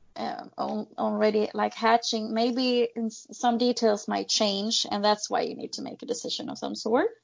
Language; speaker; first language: English; non-native, fluent; Swedish